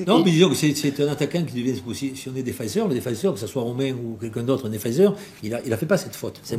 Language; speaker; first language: French; native; French